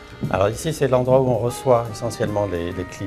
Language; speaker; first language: French; native; French